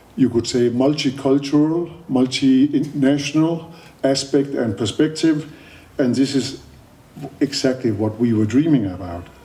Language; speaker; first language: English; non-native, fluent; Danish